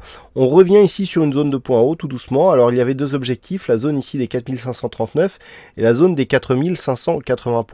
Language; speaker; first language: French; native; French